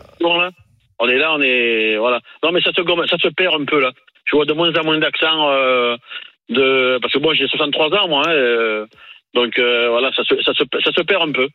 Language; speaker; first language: French; native; French